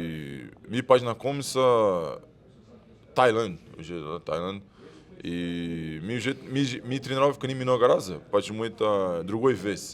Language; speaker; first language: Russian; non-native, learner; Portuguese